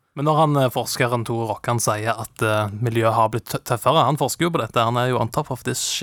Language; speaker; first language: Norwegian; native; Norwegian